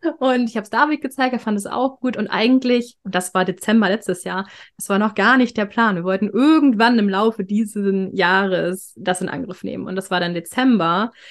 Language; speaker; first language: German; native; German